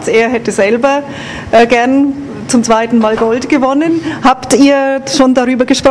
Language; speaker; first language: German; native; German